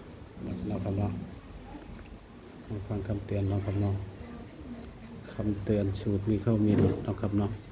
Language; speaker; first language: Thai; non-native, local second language; Lao